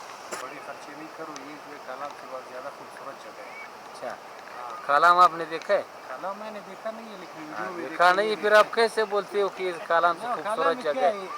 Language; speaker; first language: Hindi; non-native, local second language; Pashto